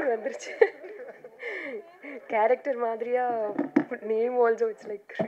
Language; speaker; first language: Tamil; non-native, learner; Telugu